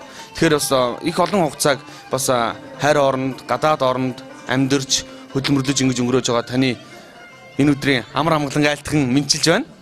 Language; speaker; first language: Mongolian; native; Mongolian